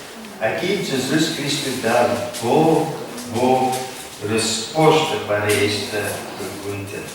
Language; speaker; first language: Portuguese; non-native, learner; English